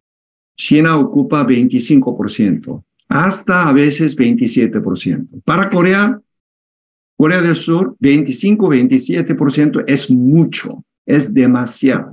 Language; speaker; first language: Spanish; non-native, fluent; Korean